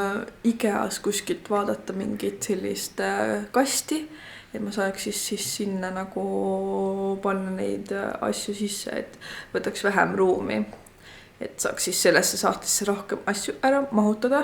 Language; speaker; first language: Estonian; native; Estonian